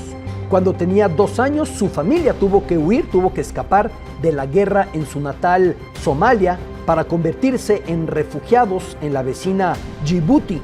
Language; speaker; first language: Spanish; native; Spanish